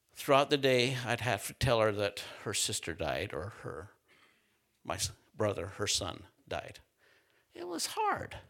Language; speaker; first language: English; native; English